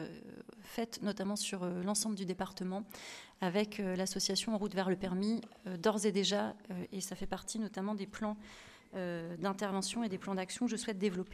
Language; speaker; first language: French; native; French